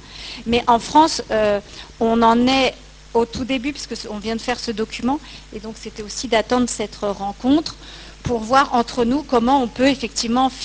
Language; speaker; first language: French; native; French